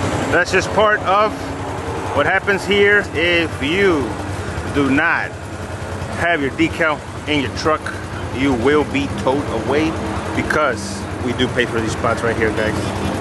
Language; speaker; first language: English; early bilingual, other home language; Spanish